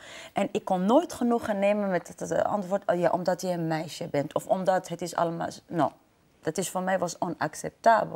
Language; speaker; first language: Dutch; non-native, fluent; Arabic